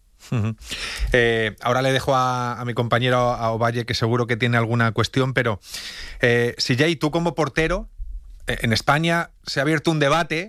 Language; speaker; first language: Spanish; native; Spanish